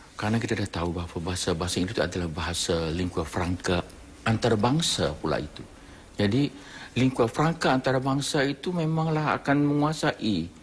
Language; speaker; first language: Malay; non-native, fluent; Thai